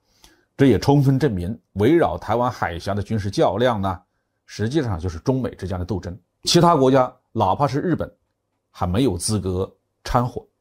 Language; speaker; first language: Chinese; native; Chinese